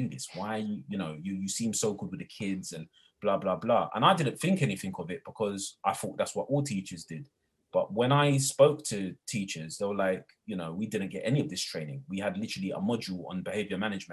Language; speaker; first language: English; native; English